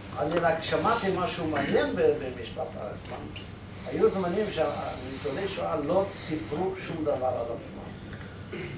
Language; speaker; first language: Hebrew; non-native, fluent; Polish